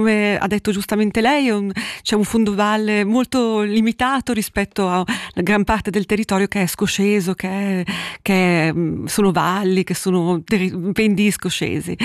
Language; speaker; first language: Italian; native; Italian